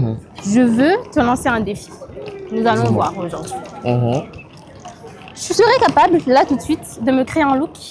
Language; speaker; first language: French; native; French